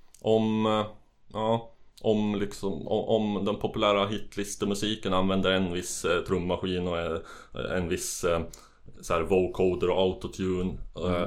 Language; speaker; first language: Swedish; native; Swedish